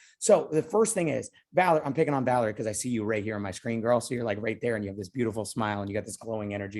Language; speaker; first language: English; native; English